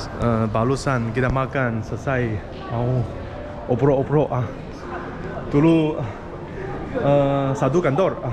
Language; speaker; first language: Indonesian; non-native, learner; Chinese